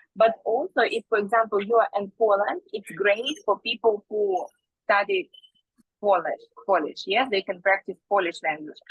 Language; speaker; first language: English; non-native, fluent; Ukrainian